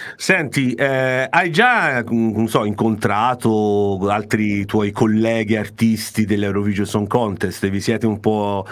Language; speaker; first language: Italian; native; Italian